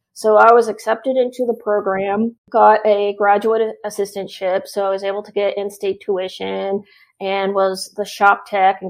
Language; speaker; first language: English; native; English